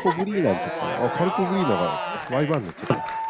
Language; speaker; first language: Japanese; native; Japanese